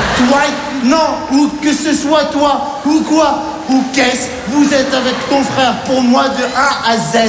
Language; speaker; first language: French; native; French